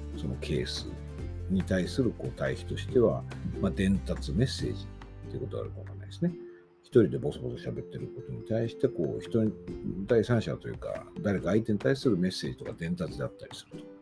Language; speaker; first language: Japanese; native; Japanese